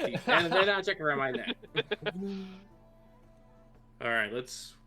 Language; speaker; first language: English; native; English